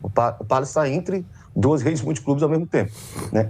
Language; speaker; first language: Portuguese; native; Portuguese